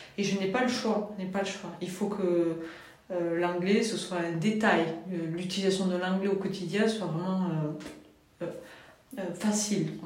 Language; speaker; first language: French; native; French